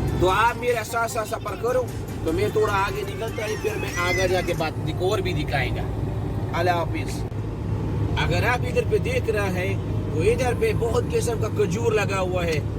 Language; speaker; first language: Urdu; non-native, local second language; Pashto